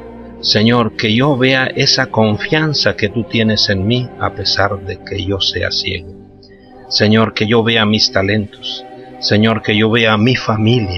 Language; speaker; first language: Spanish; native; Spanish